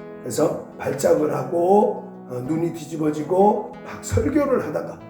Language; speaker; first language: Korean; native; Korean